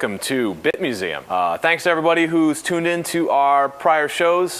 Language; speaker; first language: English; native; English